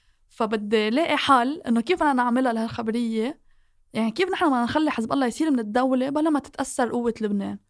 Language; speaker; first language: Arabic; native; Arabic